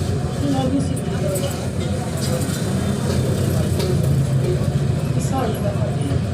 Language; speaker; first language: Portuguese; non-native, learner; Filipino